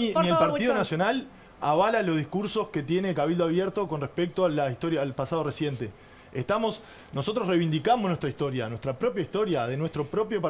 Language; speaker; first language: Spanish; native; Spanish